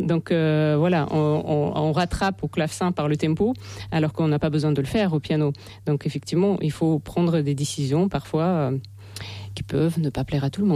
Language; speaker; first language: French; non-native, fluent; Russian